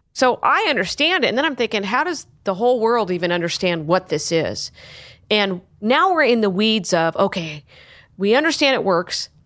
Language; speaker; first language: English; native; English